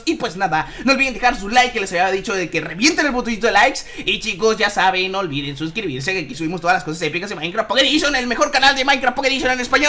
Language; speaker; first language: Spanish; native; Spanish